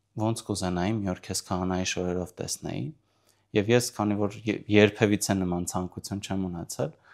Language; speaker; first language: Armenian; early bilingual, heritage; Armenian